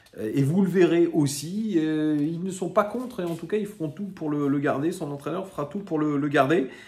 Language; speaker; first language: French; native; French